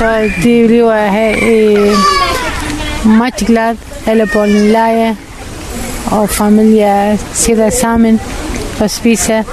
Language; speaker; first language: Danish; non-native, learner; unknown